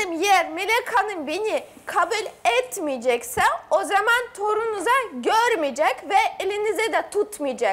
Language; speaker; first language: Turkish; non-native, learner; Russian